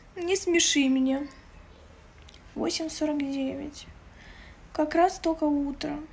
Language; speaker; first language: Russian; non-native, local second language; Ukrainian